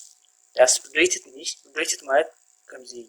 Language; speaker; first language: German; non-native, fluent; Tigrinya